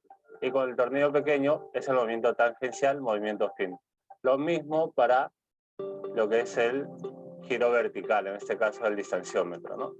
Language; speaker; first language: Spanish; native; Spanish